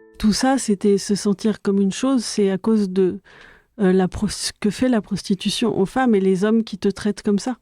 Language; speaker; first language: French; native; French